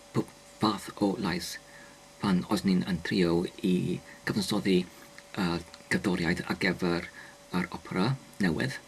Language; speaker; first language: Welsh; non-native, learner; English